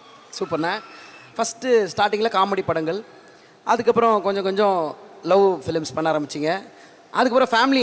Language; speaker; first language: Tamil; native; Tamil